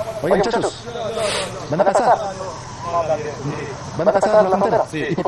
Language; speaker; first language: Spanish; non-native, fluent; French